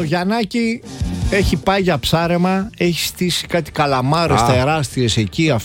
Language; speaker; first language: Greek; native; Greek